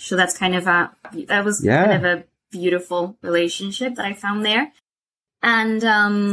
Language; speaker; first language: English; non-native, fluent; Spanish